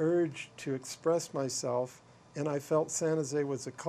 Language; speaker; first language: English; native; English